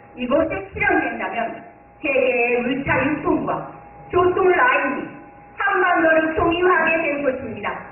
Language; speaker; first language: Korean; non-native, fluent; Japanese